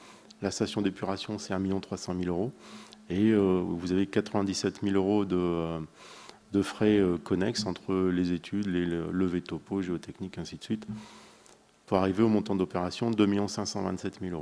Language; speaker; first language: French; native; French